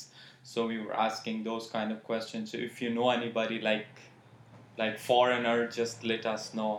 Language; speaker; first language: English; non-native, fluent; Persian